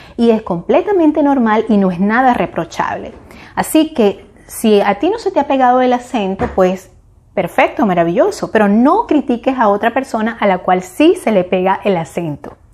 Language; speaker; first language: Spanish; native; Spanish